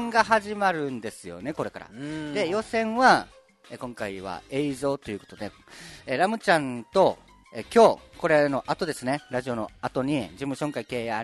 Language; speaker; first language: Japanese; native; Japanese